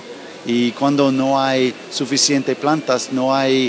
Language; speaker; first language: Spanish; non-native, learner; English